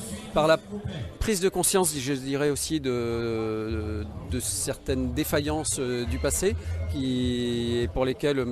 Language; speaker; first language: French; native; French